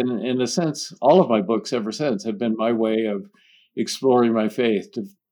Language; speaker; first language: English; native; English